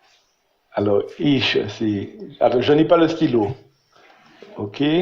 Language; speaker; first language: French; non-native, learner; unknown